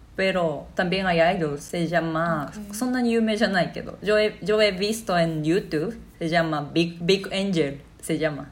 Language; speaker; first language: Spanish; non-native, fluent; Japanese